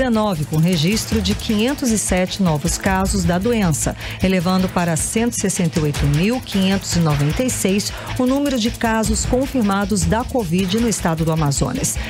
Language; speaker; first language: Portuguese; native; Portuguese